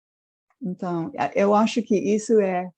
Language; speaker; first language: Portuguese; non-native, fluent; English